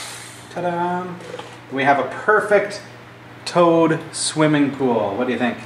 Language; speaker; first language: English; native; English